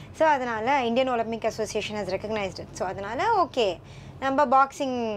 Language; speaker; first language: Tamil; non-native, local second language; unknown